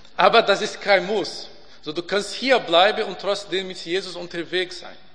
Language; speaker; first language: German; non-native, fluent; Portuguese